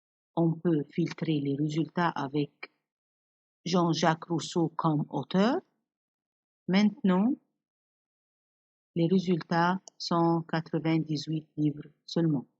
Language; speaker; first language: French; non-native, fluent; Arabic